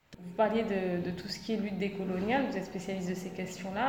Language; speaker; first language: French; native; French